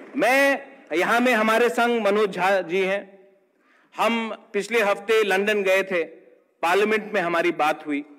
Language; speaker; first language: Hindi; non-native, local second language; Kok Borok